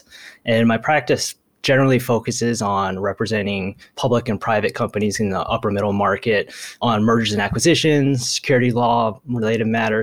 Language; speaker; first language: English; early bilingual, other home language; Japanese